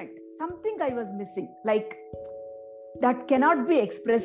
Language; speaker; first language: English; non-native, local second language; Kannada